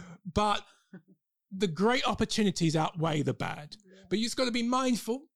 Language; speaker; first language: English; native; English